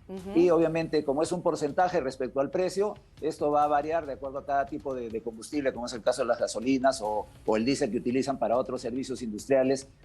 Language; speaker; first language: Spanish; native; Spanish